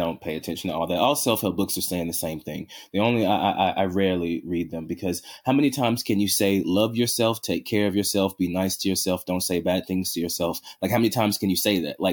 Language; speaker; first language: English; native; English